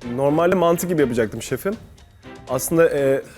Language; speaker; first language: Turkish; native; Turkish